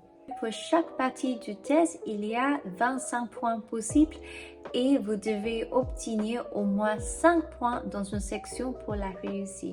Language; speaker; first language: French; non-native, fluent; English